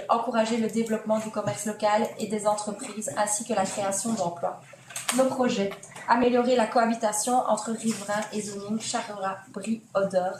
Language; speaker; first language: French; native; French